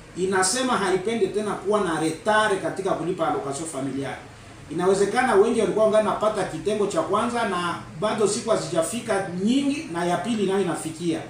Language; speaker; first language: Swahili; native; Swahili